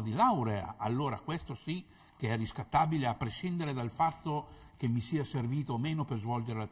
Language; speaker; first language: Italian; native; Italian